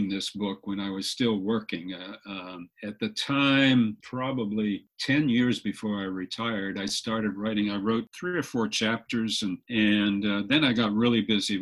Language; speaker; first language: English; native; English